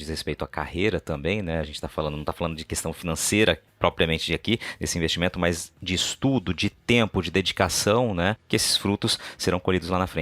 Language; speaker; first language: Portuguese; native; Portuguese